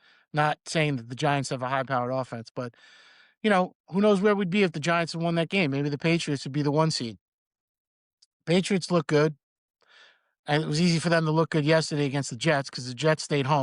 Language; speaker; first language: English; native; English